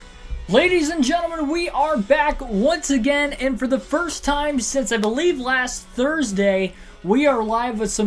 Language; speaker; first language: English; native; English